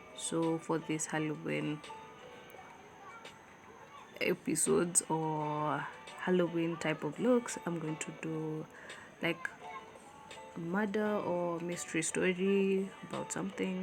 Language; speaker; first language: English; non-native, local second language; Swahili